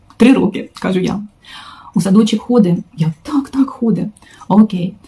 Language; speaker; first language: Ukrainian; non-native, local second language; Russian